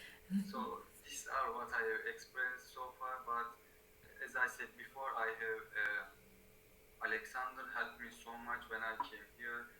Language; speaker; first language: English; non-native, learner; Turkish